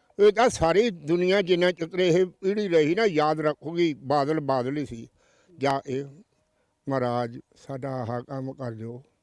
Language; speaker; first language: Punjabi; native; Punjabi